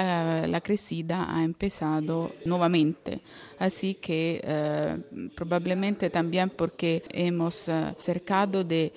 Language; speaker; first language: Spanish; non-native, fluent; Italian